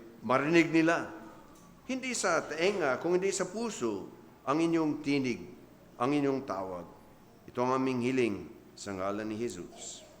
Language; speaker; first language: Filipino; non-native, fluent; English